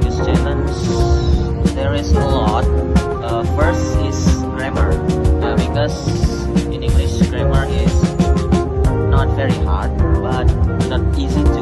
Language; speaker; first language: English; non-native, fluent; Indonesian